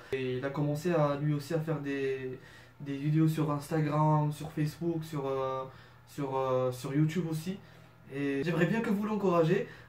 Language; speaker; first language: French; non-native, local second language; Arabic